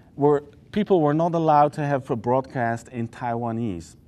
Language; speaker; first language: English; non-native, fluent; Dutch